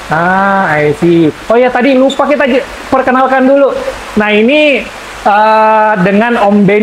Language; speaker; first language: Indonesian; native; Indonesian